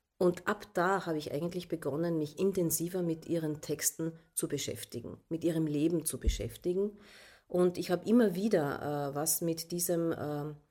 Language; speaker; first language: German; non-native, local second language; Slovenian